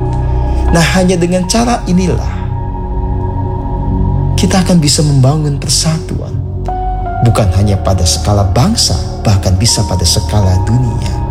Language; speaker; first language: Indonesian; native; Indonesian